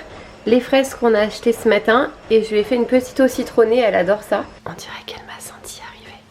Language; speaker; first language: French; native; French